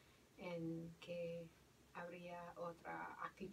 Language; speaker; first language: Spanish; non-native, fluent; English